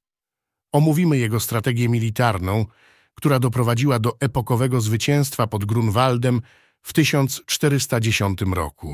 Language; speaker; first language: Polish; native; Polish